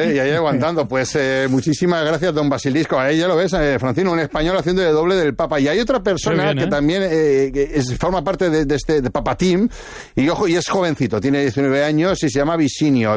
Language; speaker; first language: Spanish; native; Spanish